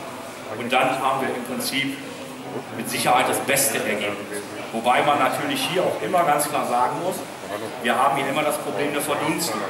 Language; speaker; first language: German; native; German